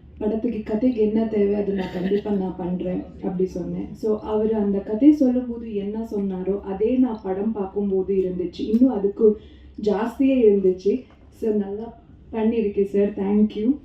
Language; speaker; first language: Tamil; non-native, local second language; Kannada